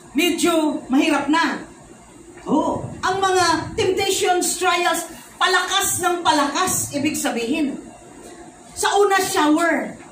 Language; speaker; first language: Filipino; non-native, local second language; Cebuano